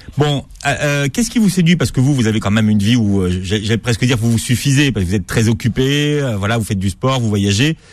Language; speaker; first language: French; native; French